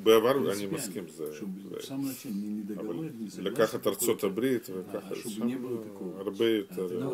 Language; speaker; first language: Hebrew; non-native, fluent; Russian